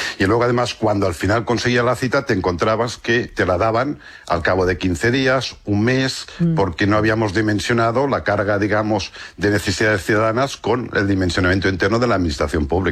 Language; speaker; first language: Spanish; non-native, local second language; Catalan